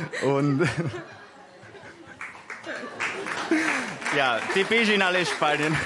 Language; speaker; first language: German; non-native, learner; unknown